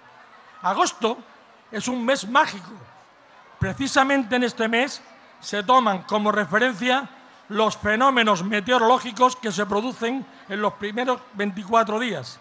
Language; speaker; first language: Spanish; native; Spanish